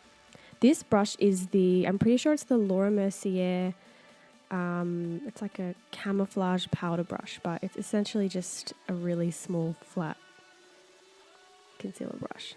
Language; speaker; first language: English; native; English